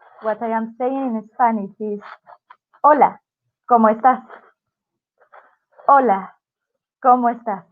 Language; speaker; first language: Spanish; non-native, fluent; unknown